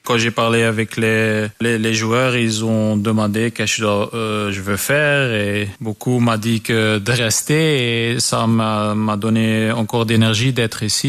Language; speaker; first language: French; non-native, local second language; Dutch